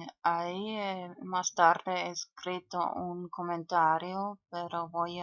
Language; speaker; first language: Spanish; non-native, fluent; German